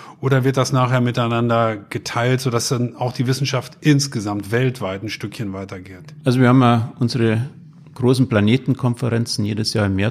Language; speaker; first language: German; native; German